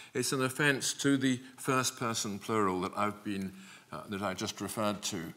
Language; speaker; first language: English; native; English